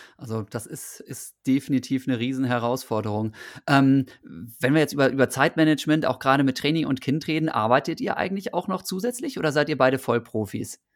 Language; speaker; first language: German; native; German